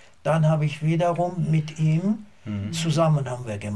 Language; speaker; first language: German; non-native, learner; Azerbaijani